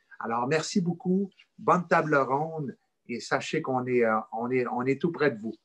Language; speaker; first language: French; native; French